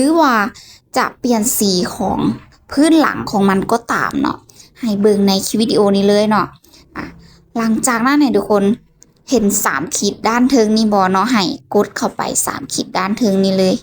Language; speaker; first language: Thai; non-native, local second language; Lao